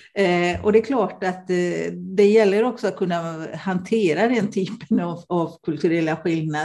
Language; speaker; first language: Swedish; non-native, fluent; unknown